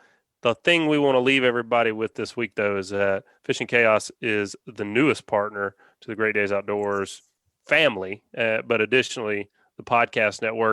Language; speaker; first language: English; native; English